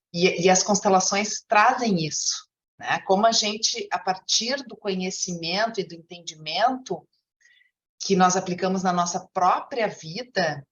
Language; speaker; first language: Portuguese; native; Portuguese